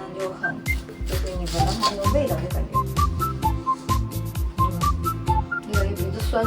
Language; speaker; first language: Chinese; native; Chinese